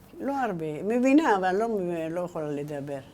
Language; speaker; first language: Hebrew; non-native, learner; Persian